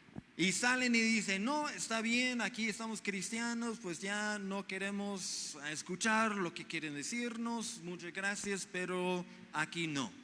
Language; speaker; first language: Spanish; non-native, fluent; English